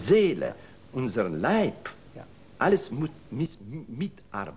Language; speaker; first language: German; non-native, learner; Russian